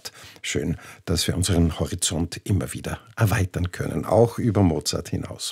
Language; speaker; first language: German; native; German